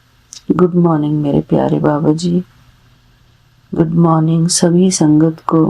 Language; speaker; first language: Hindi; native; Hindi